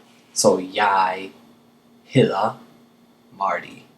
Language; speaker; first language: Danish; non-native, learner; English